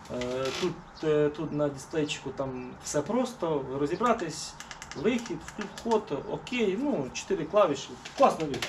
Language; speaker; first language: Ukrainian; non-native, local second language; Russian